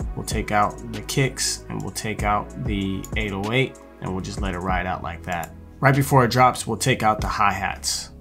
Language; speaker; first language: English; native; English